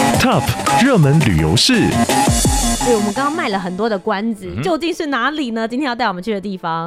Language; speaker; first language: Chinese; native; Chinese